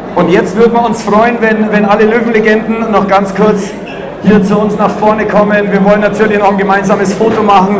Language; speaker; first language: German; native; German